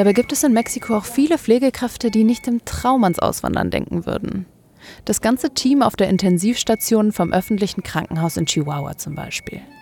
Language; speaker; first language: German; native; German